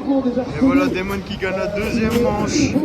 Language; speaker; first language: French; native; French